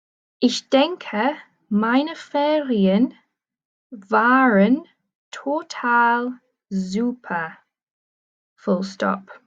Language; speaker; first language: German; non-native, fluent; English